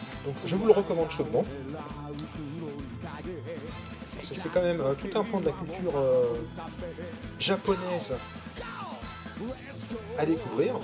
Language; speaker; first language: French; native; French